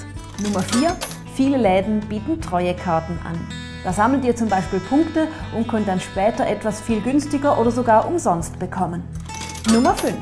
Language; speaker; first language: German; native; German